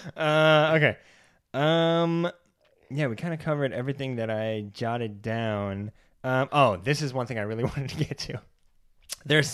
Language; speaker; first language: English; native; English